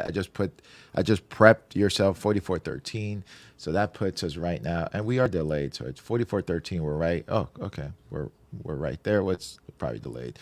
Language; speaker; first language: English; native; English